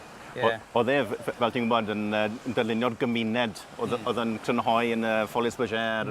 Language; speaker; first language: Welsh; native; Welsh